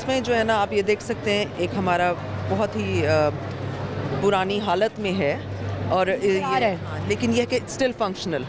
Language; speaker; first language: Hindi; native; Hindi